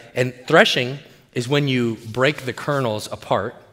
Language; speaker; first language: English; native; English